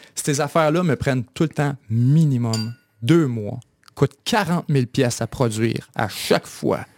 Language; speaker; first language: French; native; French